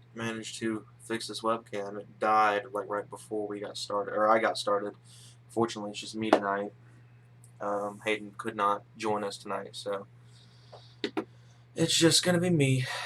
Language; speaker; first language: English; native; English